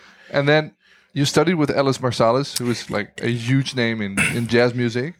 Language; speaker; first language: English; non-native, fluent; Dutch